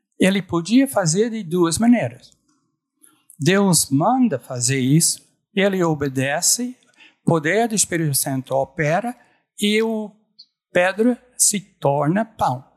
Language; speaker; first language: Portuguese; non-native, fluent; English